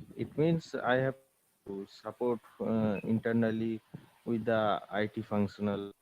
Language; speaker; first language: English; non-native, fluent; Bangla